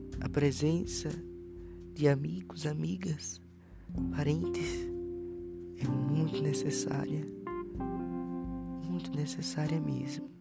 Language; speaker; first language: Portuguese; native; Portuguese